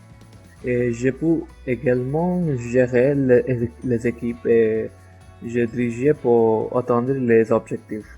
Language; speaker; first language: French; non-native, learner; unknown